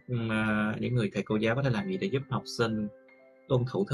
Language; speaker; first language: Vietnamese; native; Vietnamese